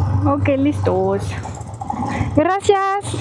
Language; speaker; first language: Spanish; non-native, learner; French